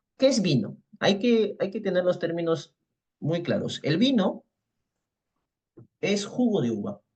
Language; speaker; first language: Spanish; native; Spanish